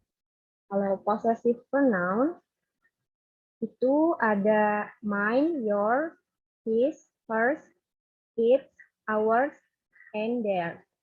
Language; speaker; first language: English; non-native, learner; Indonesian